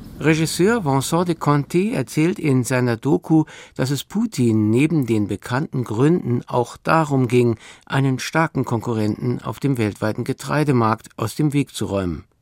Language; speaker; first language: German; native; German